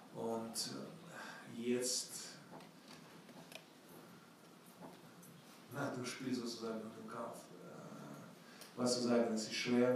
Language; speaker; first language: German; non-native, fluent; Ukrainian